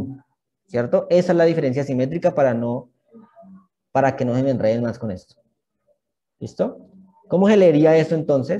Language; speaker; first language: Spanish; native; Spanish